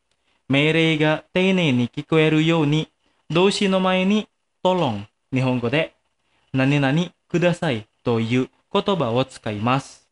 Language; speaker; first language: Japanese; non-native, fluent; Indonesian